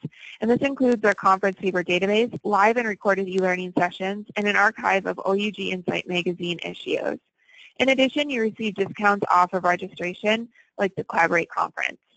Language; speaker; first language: English; native; English